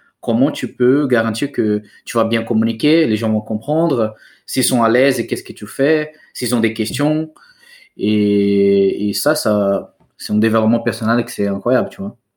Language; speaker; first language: French; non-native, fluent; Portuguese